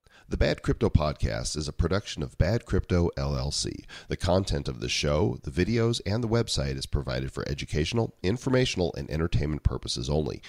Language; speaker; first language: English; native; English